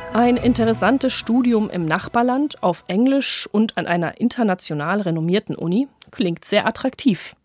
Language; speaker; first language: German; native; German